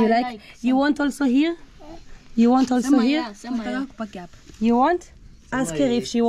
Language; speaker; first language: English; non-native, learner; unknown